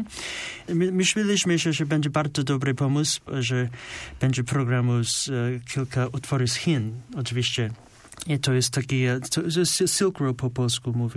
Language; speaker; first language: Polish; non-native, learner; Chinese